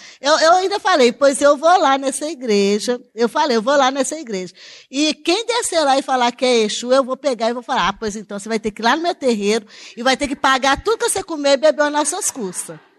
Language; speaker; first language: Portuguese; native; Portuguese